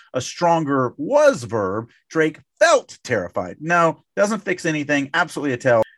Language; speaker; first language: English; native; English